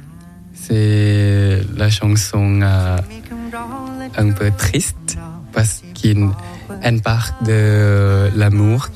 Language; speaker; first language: French; non-native, learner; Thai